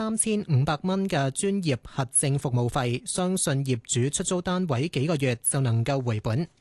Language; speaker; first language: Cantonese; native; Cantonese